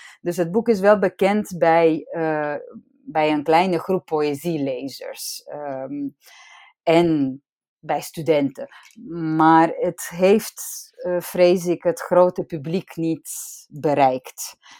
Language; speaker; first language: Dutch; non-native, fluent; Romanian